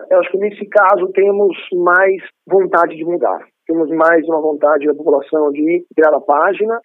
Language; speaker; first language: Portuguese; non-native, fluent; Italian